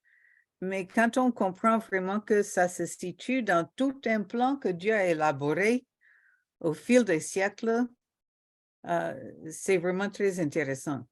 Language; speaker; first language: French; non-native, local second language; Haitian Creole